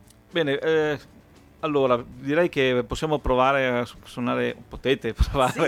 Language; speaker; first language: Italian; native; Italian